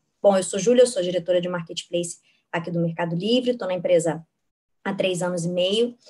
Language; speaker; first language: Portuguese; native; Portuguese